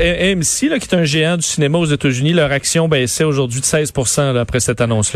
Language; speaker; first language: French; native; French